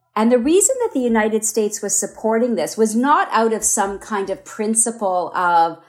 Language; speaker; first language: English; native; English